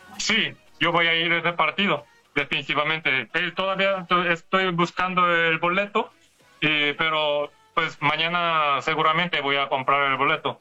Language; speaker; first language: Spanish; non-native, learner; Korean